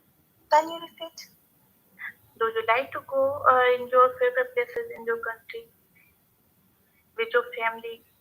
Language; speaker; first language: English; non-native, learner; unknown